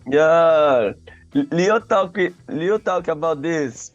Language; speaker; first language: English; non-native, learner; Portuguese